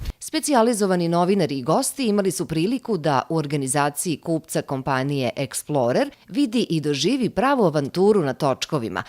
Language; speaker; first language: Serbian; native; Serbian